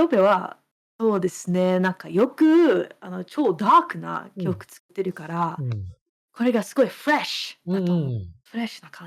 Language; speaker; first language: Japanese; non-native, fluent; English